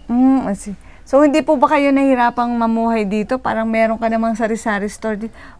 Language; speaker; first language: Filipino; native; Filipino